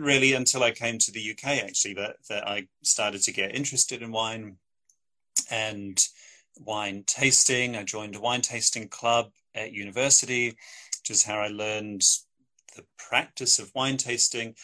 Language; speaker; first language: English; native; English